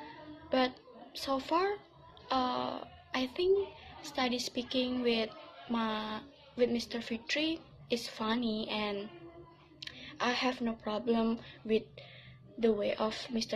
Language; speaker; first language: English; non-native, learner; Indonesian